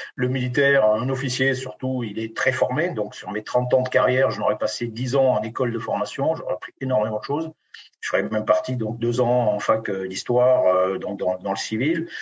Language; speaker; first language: French; native; French